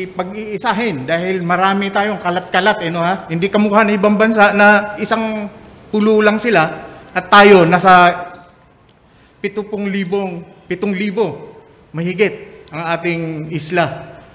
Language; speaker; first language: Filipino; non-native, local second language; Cebuano